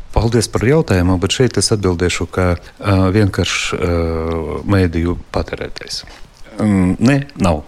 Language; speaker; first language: Latvian; non-native, local second language; Russian